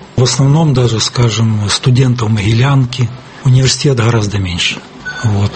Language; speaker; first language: Russian; non-native, local second language; Ukrainian